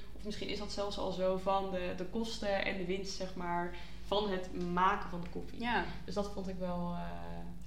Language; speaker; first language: Dutch; native; Dutch